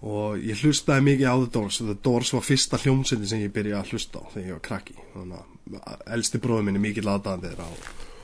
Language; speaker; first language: Icelandic; native; Icelandic